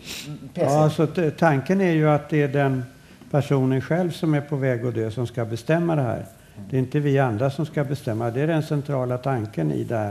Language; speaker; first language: Swedish; native; Swedish